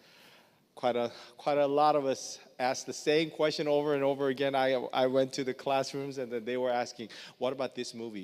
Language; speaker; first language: English; non-native, fluent; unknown